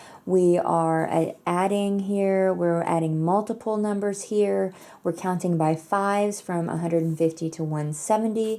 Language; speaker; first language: English; native; English